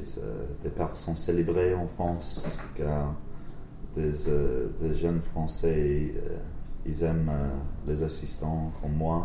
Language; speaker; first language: French; non-native, learner; English